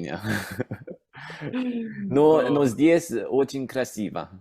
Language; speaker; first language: Russian; non-native, learner; English